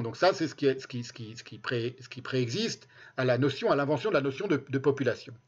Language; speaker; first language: French; native; French